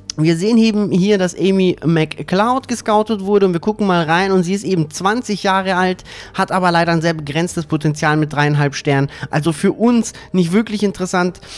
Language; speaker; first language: German; native; German